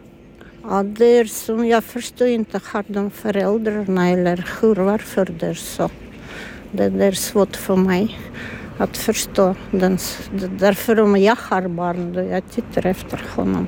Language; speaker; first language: Swedish; non-native, learner; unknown